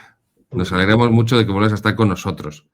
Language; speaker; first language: Spanish; native; Spanish